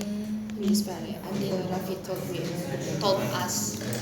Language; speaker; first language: English; non-native, learner; Indonesian